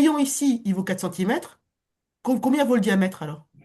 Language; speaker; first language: French; native; French